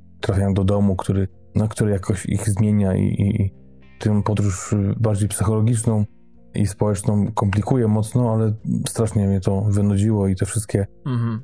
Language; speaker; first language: Polish; native; Polish